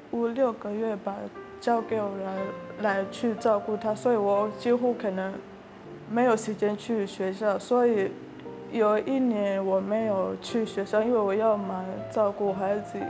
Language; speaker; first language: Chinese; non-native, fluent; Nyanja